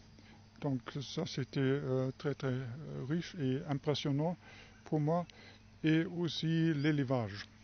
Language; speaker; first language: French; non-native, fluent; German